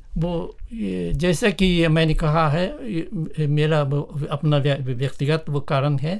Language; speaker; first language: Hindi; non-native, fluent; Japanese